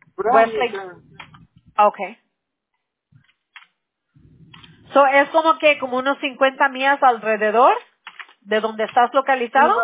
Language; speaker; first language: Spanish; early bilingual, heritage; Spanish